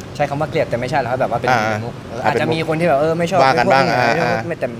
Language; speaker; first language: Thai; non-native, fluent; Italian